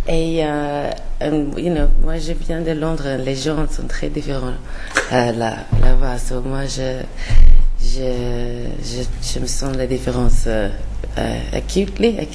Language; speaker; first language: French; non-native, learner; English